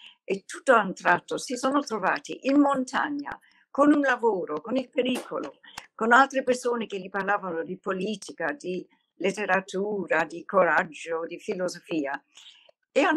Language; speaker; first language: Italian; non-native, fluent; English